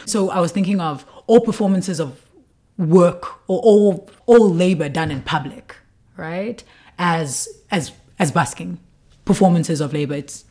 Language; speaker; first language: English; non-native, local second language; Xhosa